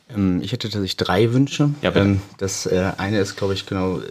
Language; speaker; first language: German; native; German